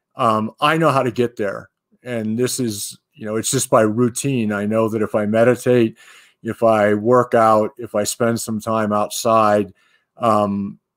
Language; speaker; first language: English; native; English